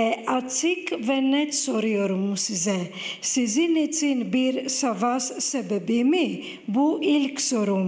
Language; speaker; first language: Turkish; non-native, fluent; Greek